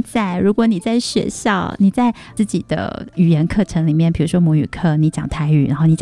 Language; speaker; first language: Chinese; non-native, local second language; Min Nan Chinese